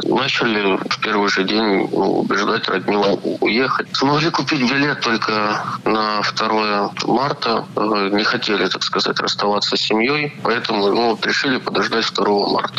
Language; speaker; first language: Russian; native; Russian